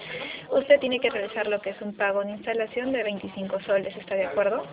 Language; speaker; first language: Spanish; native; Spanish